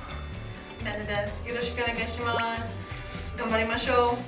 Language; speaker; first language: Japanese; non-native, learner; English